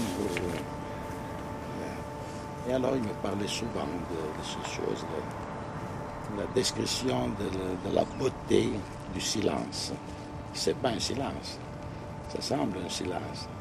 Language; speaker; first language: French; non-native, fluent; Italian